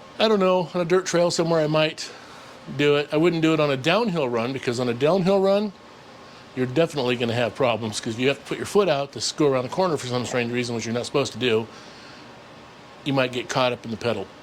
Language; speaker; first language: English; native; English